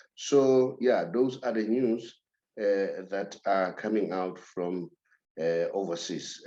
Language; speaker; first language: English; non-native, local second language; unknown